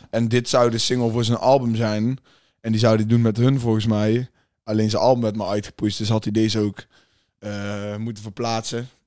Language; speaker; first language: Dutch; native; Dutch